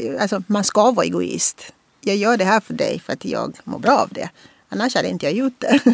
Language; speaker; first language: Swedish; non-native, fluent; Portuguese